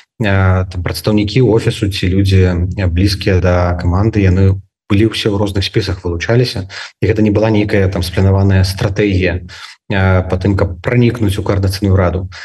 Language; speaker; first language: Belarusian; native; Belarusian